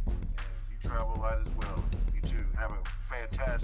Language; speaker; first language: English; native; English